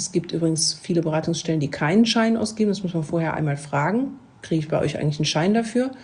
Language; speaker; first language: German; native; German